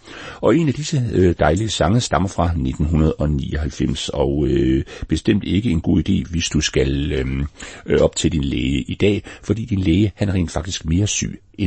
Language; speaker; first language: Danish; native; Danish